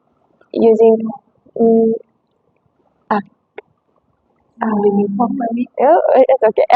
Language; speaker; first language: English; non-native, learner; Japanese